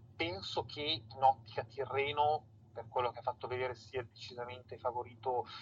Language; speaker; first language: Italian; native; Italian